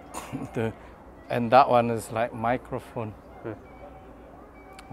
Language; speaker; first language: English; non-native, fluent; Indonesian